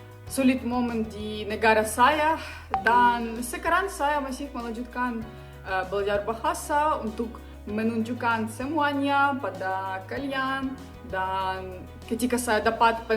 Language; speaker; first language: Indonesian; non-native, learner; Ukrainian